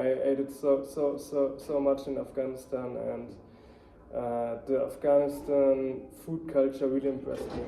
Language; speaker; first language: English; non-native, fluent; German